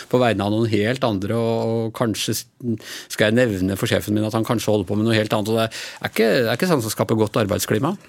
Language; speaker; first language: Norwegian; native; Norwegian